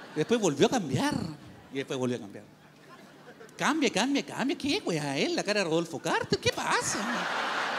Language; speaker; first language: Spanish; native; Spanish